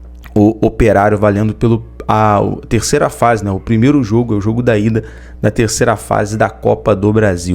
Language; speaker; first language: Portuguese; native; Portuguese